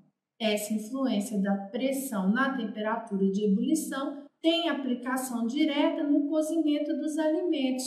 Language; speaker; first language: Portuguese; native; Portuguese